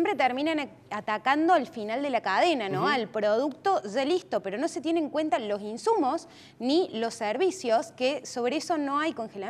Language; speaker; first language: Spanish; native; Spanish